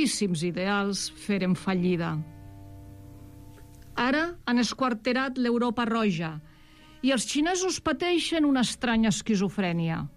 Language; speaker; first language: Catalan; native; Catalan